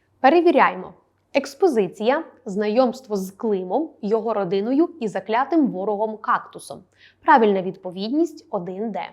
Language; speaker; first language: Ukrainian; native; Ukrainian